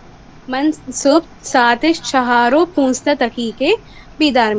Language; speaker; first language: Persian; non-native, learner; Urdu